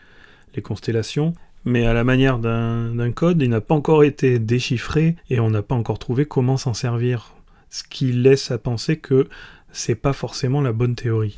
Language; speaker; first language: French; native; French